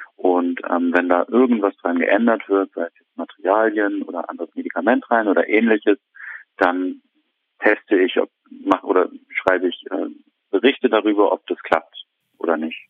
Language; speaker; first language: German; native; German